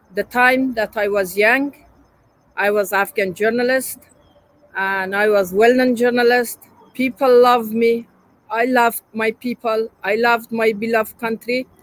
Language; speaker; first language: English; non-native, learner; Persian